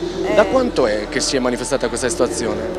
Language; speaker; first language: Italian; native; Italian